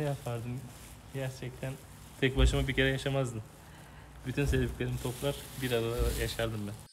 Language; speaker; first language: Turkish; native; Turkish